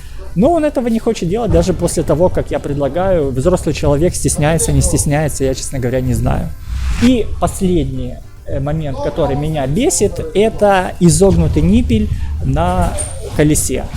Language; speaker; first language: Russian; native; Russian